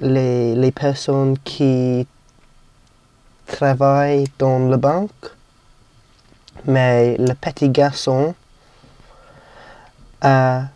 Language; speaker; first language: French; non-native, learner; English